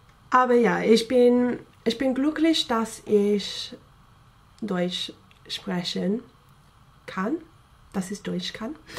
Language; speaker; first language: German; non-native, fluent; English